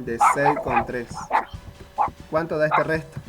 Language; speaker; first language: Spanish; native; Spanish